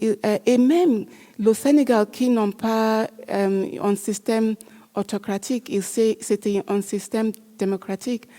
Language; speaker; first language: French; non-native, learner; English